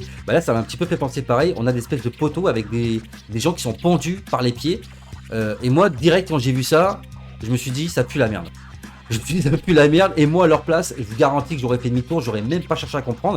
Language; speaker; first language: French; native; French